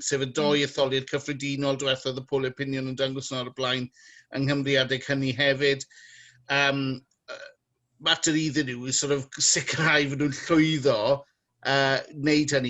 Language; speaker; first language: Welsh; native; Welsh